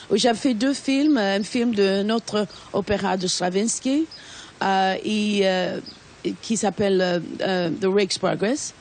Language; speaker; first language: French; non-native, fluent; English